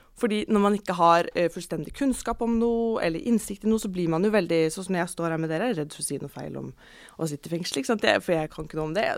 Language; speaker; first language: Norwegian; native; Norwegian